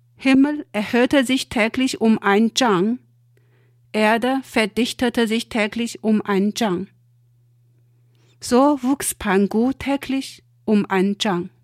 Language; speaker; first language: German; non-native, fluent; Chinese